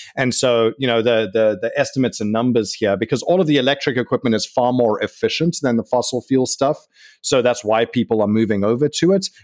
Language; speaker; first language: English; native; English